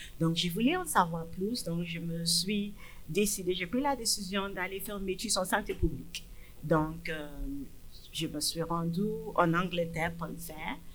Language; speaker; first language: French; non-native, fluent; Yoruba